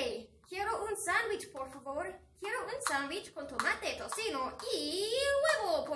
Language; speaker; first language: Spanish; non-native, fluent; English